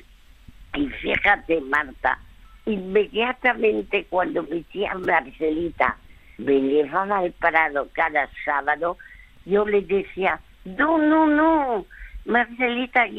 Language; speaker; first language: Spanish; early bilingual, other home language; French